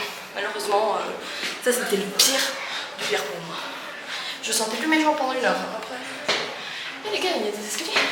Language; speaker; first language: French; native; French